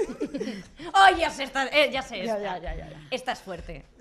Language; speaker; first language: Spanish; native; Spanish